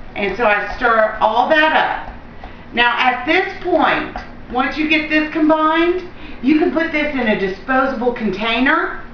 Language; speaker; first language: English; native; English